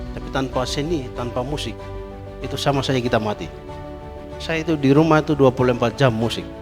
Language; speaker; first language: Indonesian; non-native, local second language; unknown